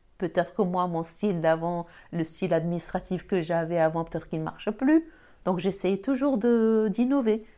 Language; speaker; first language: French; non-native, local second language; Arabic